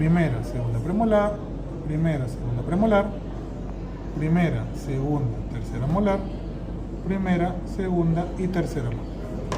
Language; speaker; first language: Spanish; native; Spanish